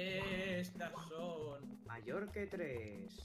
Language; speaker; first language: Spanish; native; Spanish